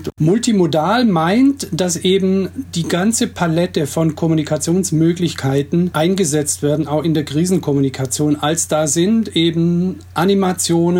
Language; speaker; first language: German; native; German